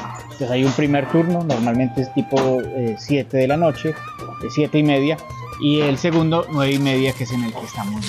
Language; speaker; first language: Spanish; native; Spanish